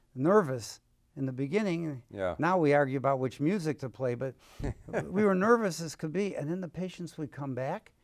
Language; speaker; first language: English; native; English